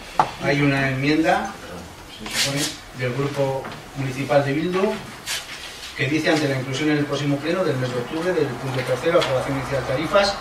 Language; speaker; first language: Spanish; native; Spanish